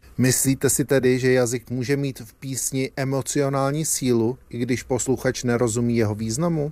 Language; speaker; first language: Czech; native; Czech